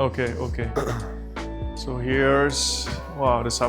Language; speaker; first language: English; non-native, fluent; Indonesian